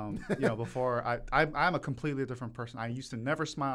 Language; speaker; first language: English; early bilingual, other home language; Korean